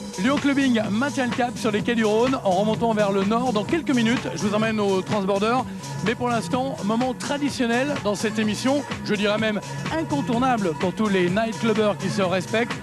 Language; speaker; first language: French; native; French